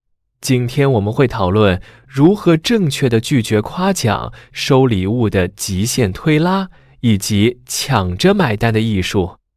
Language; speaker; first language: Chinese; native; Chinese